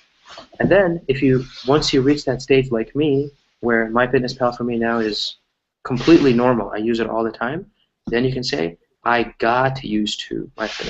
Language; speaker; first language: English; early bilingual, other home language; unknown